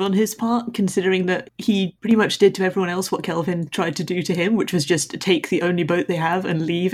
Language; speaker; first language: English; native; English